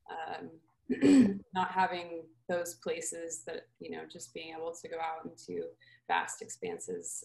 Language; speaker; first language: English; native; English